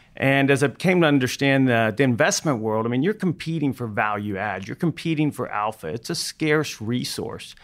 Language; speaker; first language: English; native; English